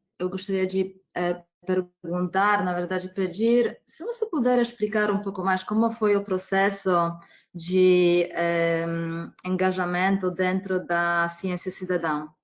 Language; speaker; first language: Portuguese; non-native, fluent; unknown